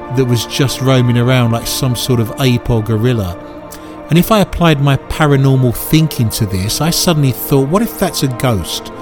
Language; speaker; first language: English; native; English